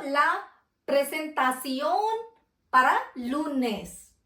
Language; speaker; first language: Spanish; non-native, fluent; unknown